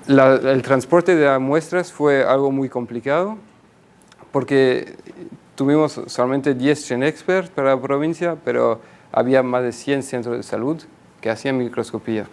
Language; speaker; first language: Spanish; non-native, fluent; French